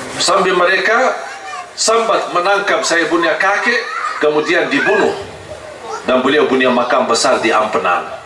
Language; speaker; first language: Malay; non-native, fluent; Arabic